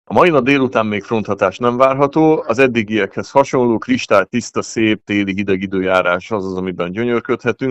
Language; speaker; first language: Hungarian; native; Hungarian